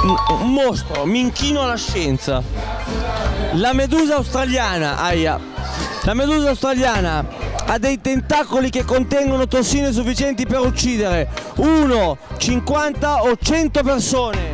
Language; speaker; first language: Italian; native; Italian